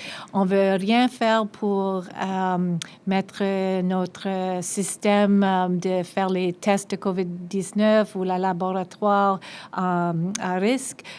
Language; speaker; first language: French; non-native, local second language; English